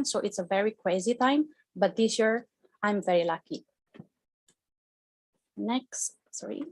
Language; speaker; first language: English; non-native, fluent; Indonesian